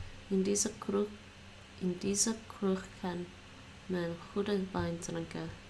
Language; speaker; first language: German; non-native, learner; English